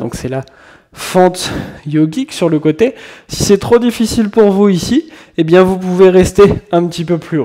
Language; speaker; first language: French; native; French